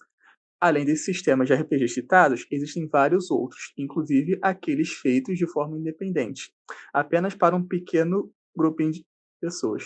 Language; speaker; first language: Portuguese; native; Portuguese